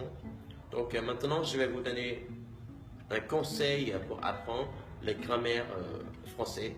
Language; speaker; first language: French; non-native, fluent; Vietnamese